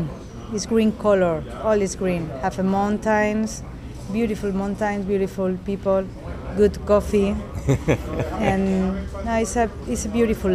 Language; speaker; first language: English; non-native, learner; Spanish